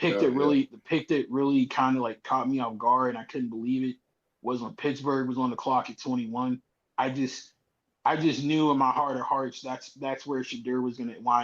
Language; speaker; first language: English; native; English